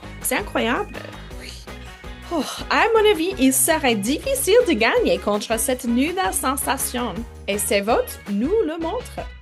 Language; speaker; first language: French; non-native, fluent; English